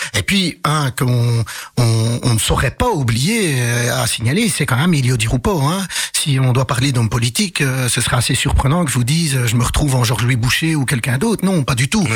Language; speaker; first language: French; early bilingual, other home language; Arabic